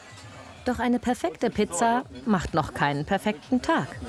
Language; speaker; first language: German; native; German